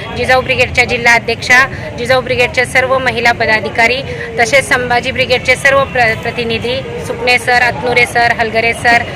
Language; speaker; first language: Marathi; native; Marathi